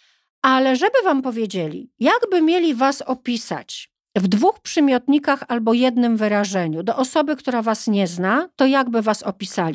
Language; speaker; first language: Polish; native; Polish